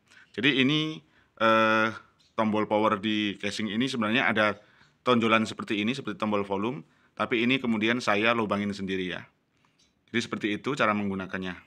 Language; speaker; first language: Indonesian; native; Indonesian